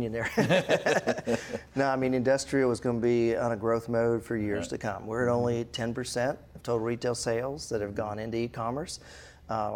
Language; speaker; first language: English; native; English